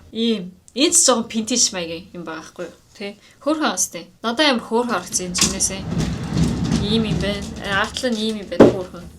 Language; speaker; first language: Mongolian; native; Mongolian